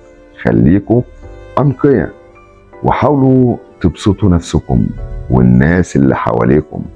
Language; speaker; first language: Arabic; native; Arabic